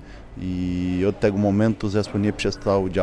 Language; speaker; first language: Polish; non-native, learner; Portuguese